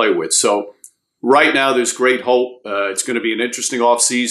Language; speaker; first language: English; native; English